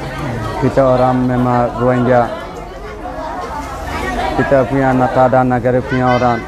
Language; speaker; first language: Indonesian; non-native, learner; Rohingya